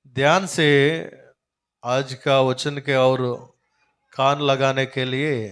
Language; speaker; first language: Hindi; non-native, local second language; Telugu